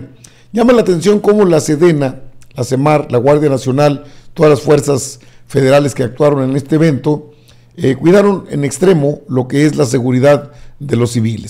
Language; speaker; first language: Spanish; native; Spanish